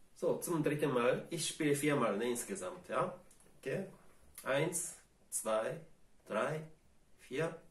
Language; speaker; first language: German; non-native, fluent; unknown